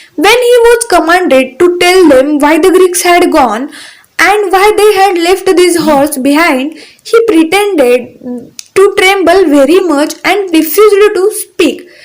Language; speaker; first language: English; non-native, local second language; Marathi